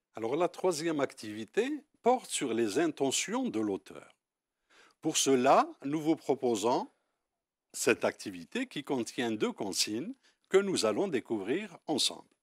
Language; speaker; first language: French; non-native, local second language; Arabic